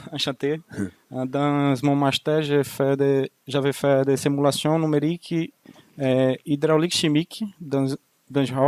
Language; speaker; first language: French; non-native, learner; Portuguese